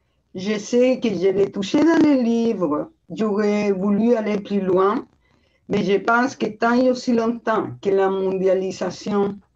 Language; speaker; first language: French; non-native, fluent; Spanish